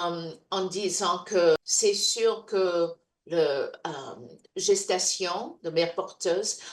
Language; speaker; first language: French; non-native, fluent; English